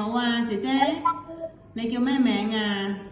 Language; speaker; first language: Chinese; native; Chinese